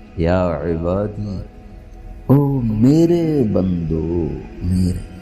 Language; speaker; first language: Urdu; non-native, local second language; Punjabi